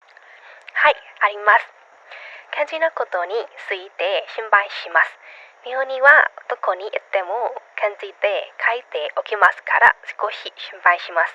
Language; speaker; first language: Japanese; non-native, learner; Burmese